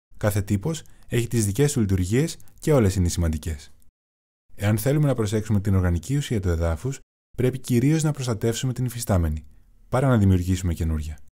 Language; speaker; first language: Greek; non-native, learner; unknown